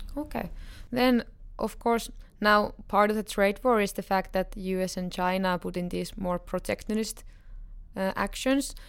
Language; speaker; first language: English; non-native, fluent; Finnish